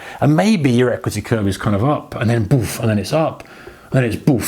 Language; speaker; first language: English; native; English